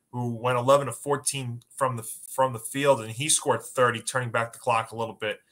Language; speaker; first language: English; native; English